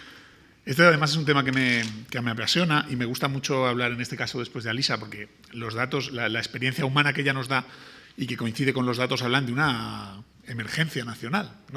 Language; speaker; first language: Spanish; native; Spanish